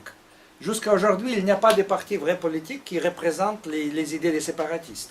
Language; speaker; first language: French; non-native, fluent; Russian